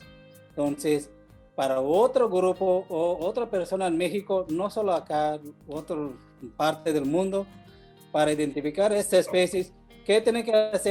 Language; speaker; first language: Spanish; non-native, fluent; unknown